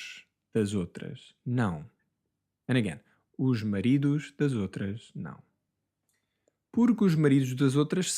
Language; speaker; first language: Portuguese; non-native, fluent; English